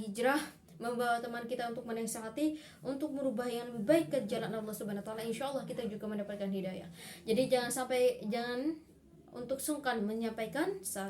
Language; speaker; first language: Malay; non-native, local second language; Madurese